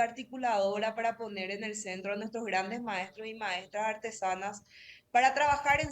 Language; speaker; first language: Spanish; native; Spanish